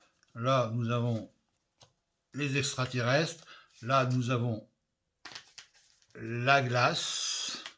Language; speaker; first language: French; native; French